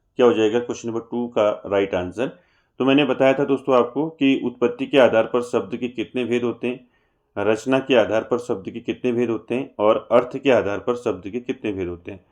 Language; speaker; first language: Hindi; native; Hindi